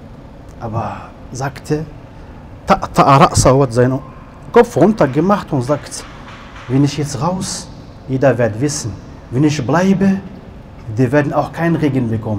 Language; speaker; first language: German; non-native, learner; Arabic